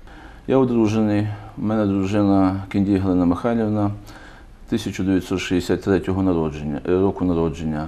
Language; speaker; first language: Ukrainian; native; Ukrainian